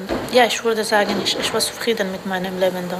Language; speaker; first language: German; non-native, fluent; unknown